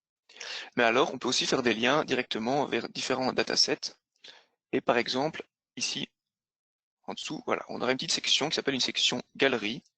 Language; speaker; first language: French; native; French